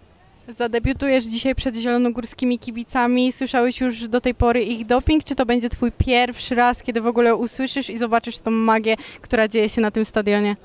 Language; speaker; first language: Polish; native; Polish